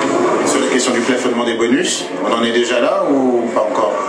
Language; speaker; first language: French; native; French